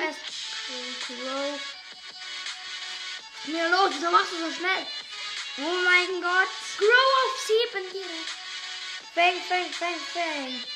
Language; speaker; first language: German; native; German